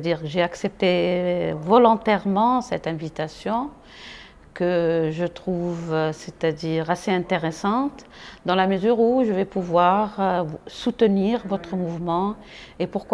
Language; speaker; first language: French; non-native, local second language; Arabic